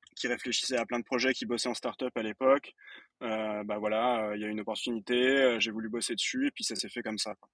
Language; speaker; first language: French; native; French